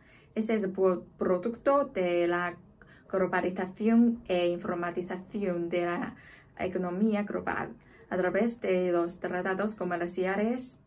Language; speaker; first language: Spanish; non-native, fluent; Chinese